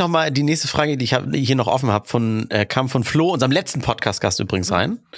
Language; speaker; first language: German; native; German